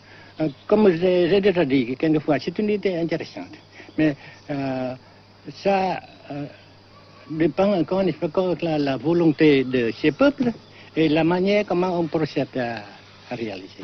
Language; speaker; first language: French; non-native, local second language; Vietnamese